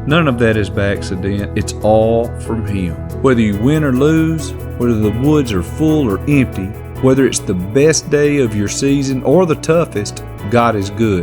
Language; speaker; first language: English; native; English